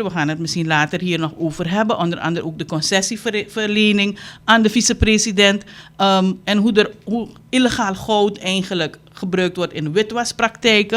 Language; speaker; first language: Dutch; native; Dutch